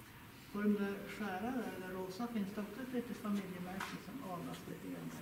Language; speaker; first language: Swedish; native; Swedish